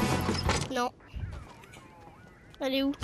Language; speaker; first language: French; native; French